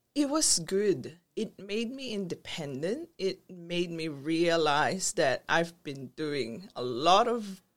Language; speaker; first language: English; non-native, local second language; Filipino